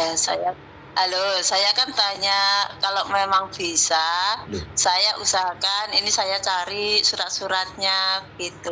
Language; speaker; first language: Indonesian; non-native, local second language; Javanese